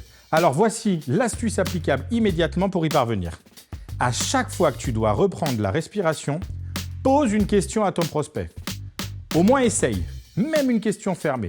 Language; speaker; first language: French; native; French